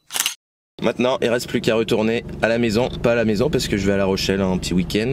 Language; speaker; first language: French; native; French